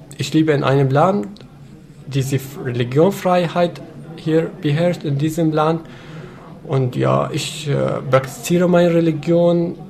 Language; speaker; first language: German; non-native, fluent; Arabic